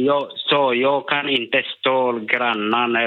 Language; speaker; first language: Swedish; non-native, learner; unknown